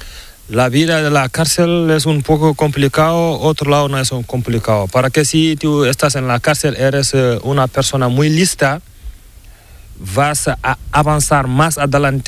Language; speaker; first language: Spanish; non-native, learner; Fula